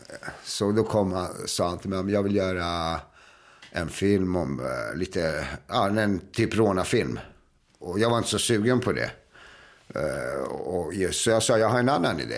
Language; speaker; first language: Swedish; native; Swedish